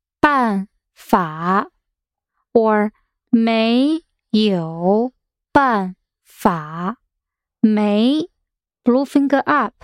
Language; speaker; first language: Chinese; non-native, learner; English